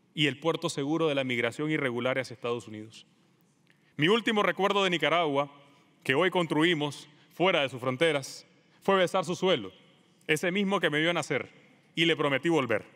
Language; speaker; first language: Spanish; native; Spanish